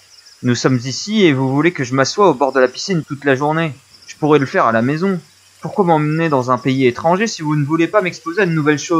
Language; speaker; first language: French; native; French